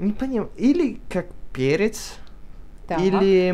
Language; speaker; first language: Russian; early bilingual, heritage; Italian